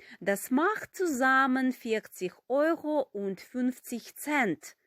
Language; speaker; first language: German; non-native, fluent; Ukrainian